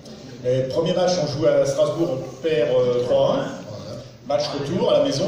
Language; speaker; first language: French; native; French